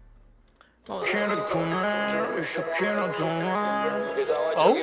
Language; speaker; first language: Spanish; native; Spanish